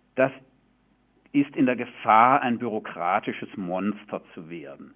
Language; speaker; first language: German; native; German